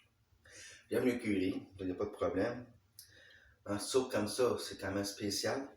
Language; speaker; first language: French; native; French